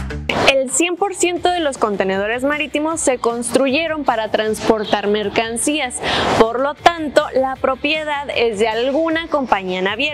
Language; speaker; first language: Spanish; native; Spanish